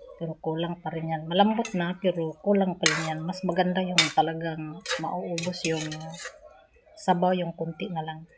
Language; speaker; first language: Filipino; non-native, local second language; Cebuano